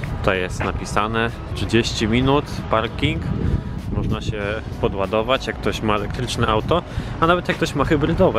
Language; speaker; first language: Polish; native; Polish